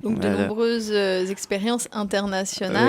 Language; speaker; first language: French; native; French